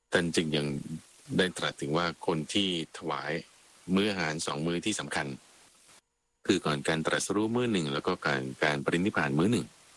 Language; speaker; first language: Thai; native; Thai